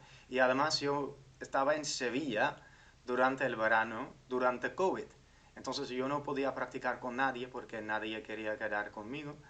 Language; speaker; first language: Spanish; non-native, fluent; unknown